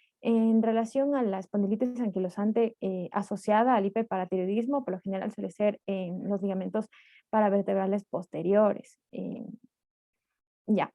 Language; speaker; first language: Spanish; native; Spanish